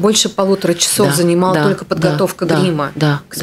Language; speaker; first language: Russian; native; Russian